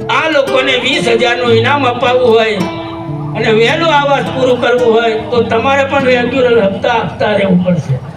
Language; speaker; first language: Gujarati; non-native, local second language; Rathawi